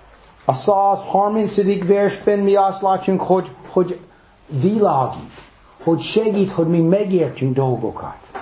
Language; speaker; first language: Hungarian; non-native, fluent; English